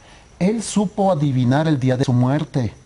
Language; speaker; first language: Spanish; native; Spanish